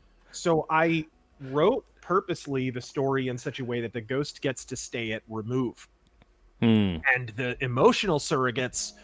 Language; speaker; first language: English; native; English